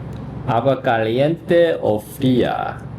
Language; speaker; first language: Spanish; non-native, learner; English